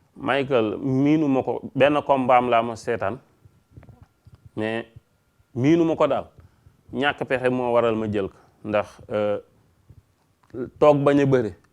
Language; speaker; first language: Wolof; native; Wolof